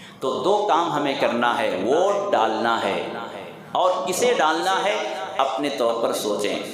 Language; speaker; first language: Urdu; native; Urdu